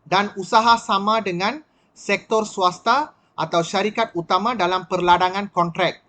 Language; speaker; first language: Malay; non-native, local second language; Tamil